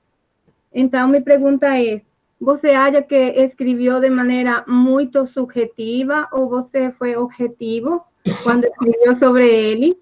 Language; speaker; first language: Portuguese; non-native, learner; Spanish